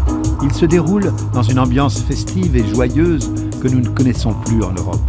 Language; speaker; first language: French; native; French